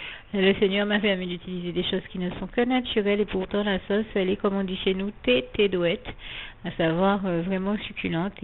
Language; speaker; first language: French; native; French